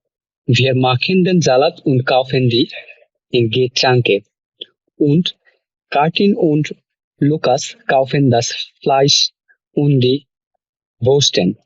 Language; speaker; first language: German; non-native, learner; Bangla